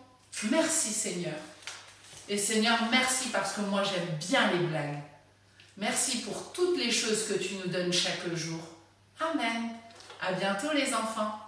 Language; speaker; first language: French; native; French